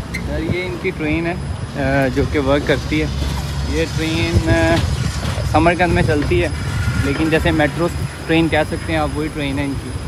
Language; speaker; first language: Urdu; non-native, local second language; Punjabi